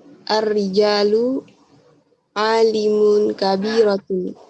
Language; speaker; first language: Arabic; non-native, learner; Indonesian